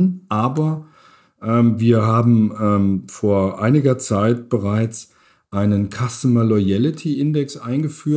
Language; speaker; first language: German; native; German